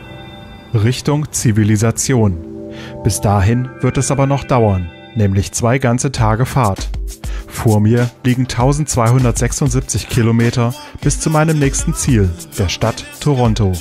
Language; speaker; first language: German; native; German